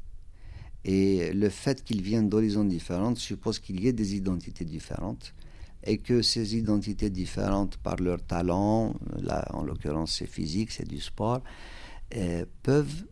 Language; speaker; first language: French; non-native, local second language; Kabyle